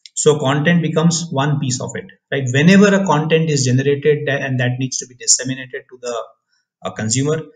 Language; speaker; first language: English; non-native, local second language; Odia